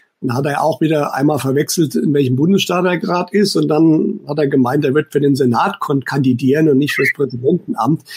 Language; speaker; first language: German; native; German